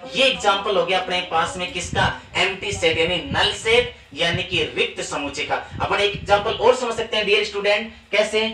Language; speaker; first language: Hindi; native; Hindi